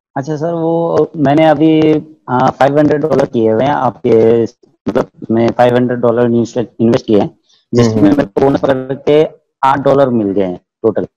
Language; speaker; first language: Hindi; non-native, local second language; Marathi